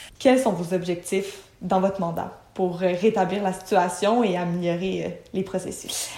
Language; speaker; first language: French; native; French